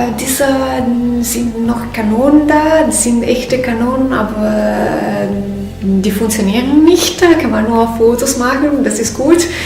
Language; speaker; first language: German; non-native, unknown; Italian